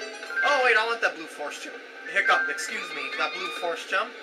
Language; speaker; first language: English; native; English